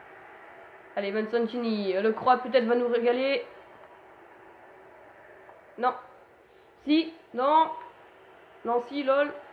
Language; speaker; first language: French; native; French